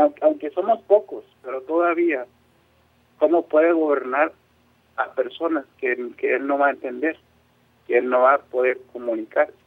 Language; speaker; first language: Spanish; non-native, local second language; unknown